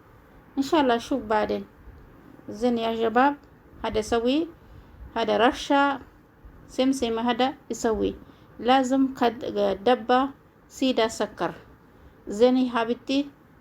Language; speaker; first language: Arabic; non-native, learner; Oromo